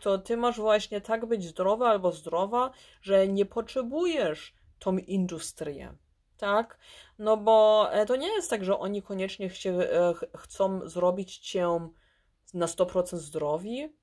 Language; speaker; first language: Polish; early bilingual, heritage; Polish